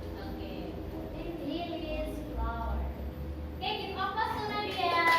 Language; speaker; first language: English; non-native, learner; Indonesian